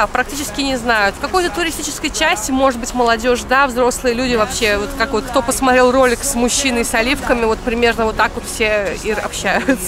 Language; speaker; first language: Russian; native; Russian